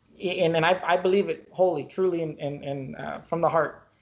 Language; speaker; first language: English; early bilingual, other home language; Spanish